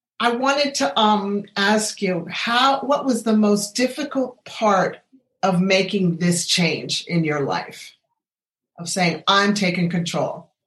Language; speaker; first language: English; native; English